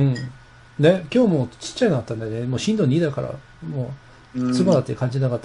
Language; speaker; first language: Japanese; non-native, fluent; English